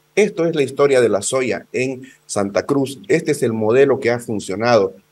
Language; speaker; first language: Spanish; native; Spanish